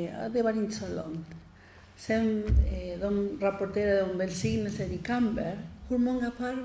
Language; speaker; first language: Swedish; non-native, fluent; Spanish